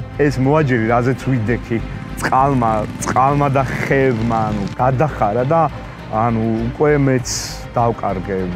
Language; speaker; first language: Georgian; native; Georgian